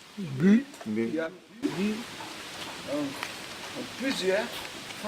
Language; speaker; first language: French; non-native, fluent; Portuguese